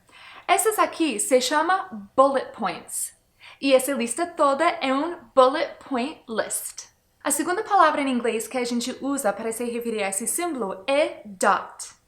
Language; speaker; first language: Portuguese; non-native, fluent; English